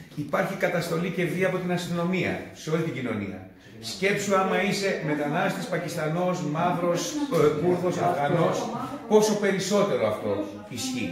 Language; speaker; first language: Greek; non-native, fluent; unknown